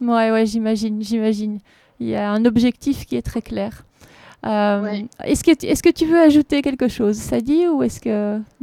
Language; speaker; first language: French; native; French